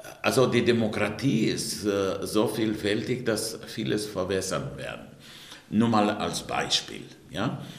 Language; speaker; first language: German; non-native, fluent; Romanian